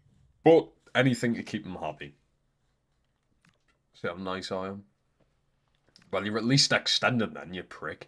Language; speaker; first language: English; native; English